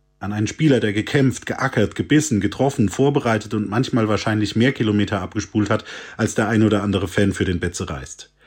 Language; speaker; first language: German; native; German